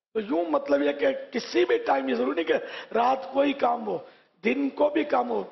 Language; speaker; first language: Urdu; native; Urdu